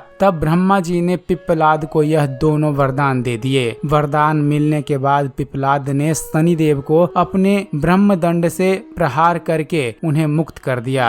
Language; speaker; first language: Hindi; native; Hindi